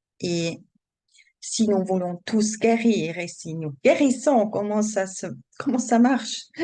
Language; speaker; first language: French; non-native, learner; German